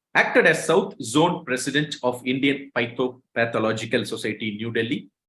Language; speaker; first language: English; non-native, local second language; Tamil